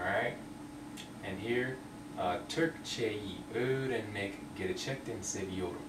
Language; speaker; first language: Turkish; non-native, learner; English